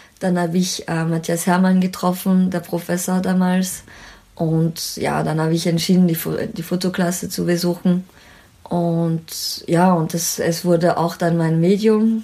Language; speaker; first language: German; non-native, fluent; French